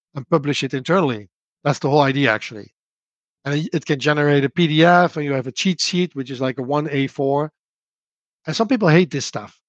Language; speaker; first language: English; non-native, fluent; Dutch